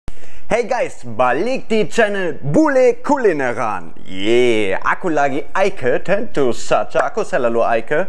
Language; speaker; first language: Indonesian; non-native, fluent; German